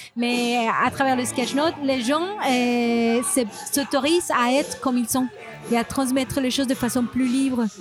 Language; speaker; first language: French; non-native, fluent; Spanish